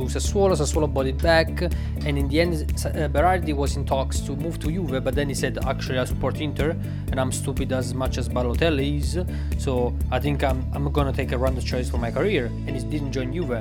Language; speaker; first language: English; non-native, fluent; Italian